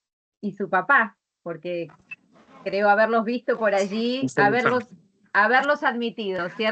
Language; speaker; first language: Spanish; native; Spanish